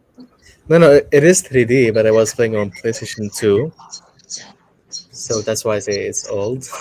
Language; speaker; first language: English; non-native, fluent; Arabic